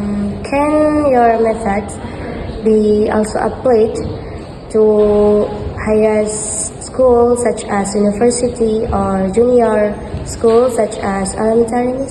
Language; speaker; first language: English; non-native, learner; Indonesian